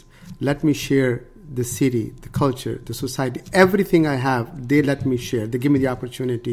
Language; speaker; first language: English; non-native, local second language; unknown